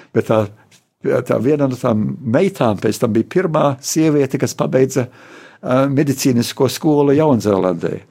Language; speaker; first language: Latvian; early bilingual, heritage; Latvian